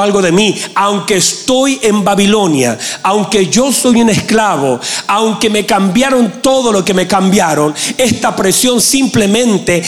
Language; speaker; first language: Spanish; native; Spanish